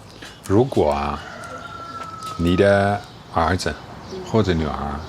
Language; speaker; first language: Chinese; non-native, fluent; Dutch